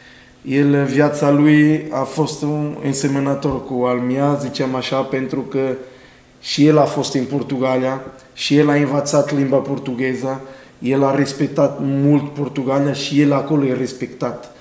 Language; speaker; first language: Romanian; non-native, learner; Portuguese